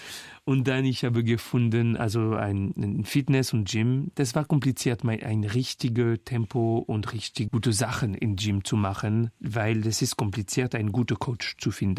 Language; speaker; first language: German; non-native, fluent; French